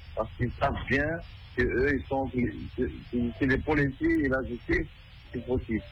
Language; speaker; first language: French; non-native, fluent; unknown